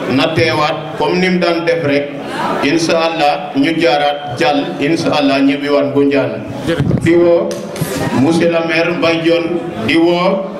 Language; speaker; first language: Wolof; non-native, local second language; Serer